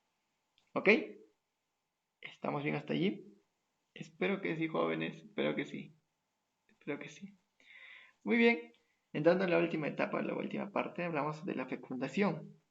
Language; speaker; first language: Spanish; native; Spanish